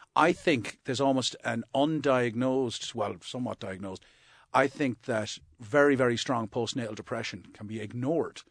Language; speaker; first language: English; native; English